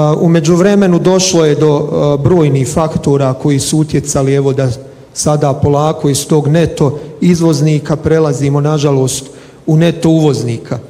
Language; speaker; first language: Bosnian; native; Bosnian